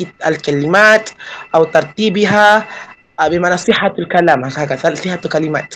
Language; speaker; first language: Arabic; non-native, fluent; Malay